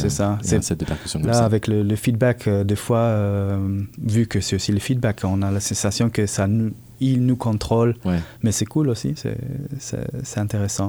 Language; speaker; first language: French; non-native, learner; Hebrew